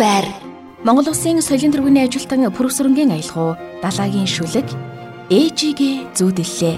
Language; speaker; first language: Mongolian; native; Mongolian